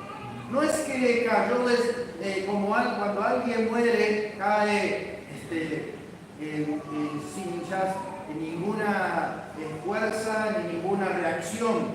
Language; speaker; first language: Spanish; native; Spanish